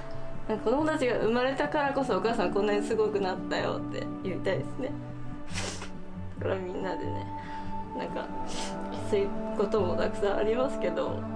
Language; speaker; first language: Japanese; native; Japanese